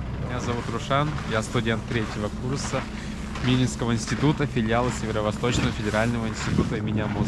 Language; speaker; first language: Russian; native; Russian